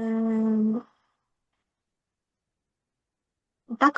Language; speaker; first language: French; non-native, learner; Chinese